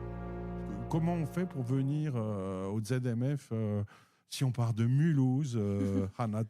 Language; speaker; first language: French; native; French